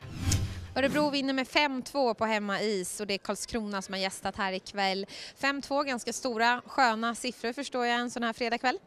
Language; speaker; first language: Swedish; native; Swedish